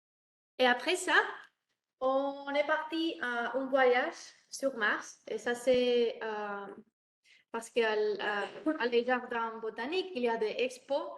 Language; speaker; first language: French; non-native, learner; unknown